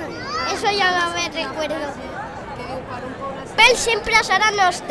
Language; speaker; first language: Spanish; non-native, local second language; Catalan